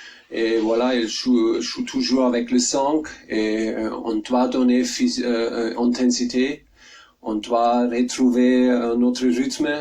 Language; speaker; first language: French; non-native, learner; German